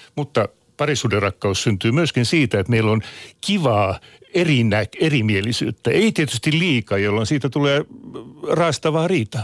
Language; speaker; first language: Finnish; non-native, local second language; Swedish